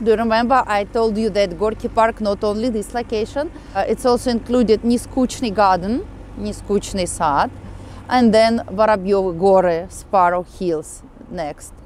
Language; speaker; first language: English; non-native, fluent; Russian